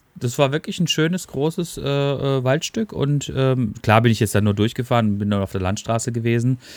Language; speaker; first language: German; native; German